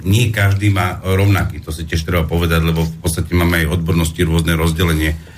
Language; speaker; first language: Slovak; non-native, fluent; Arabic